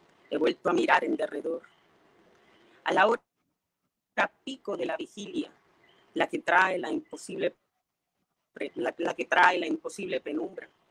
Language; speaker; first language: Spanish; native; Spanish